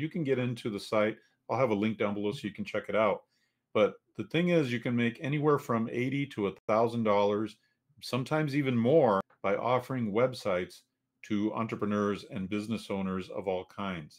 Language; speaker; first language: English; native; English